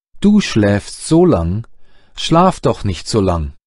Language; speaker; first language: German; native; German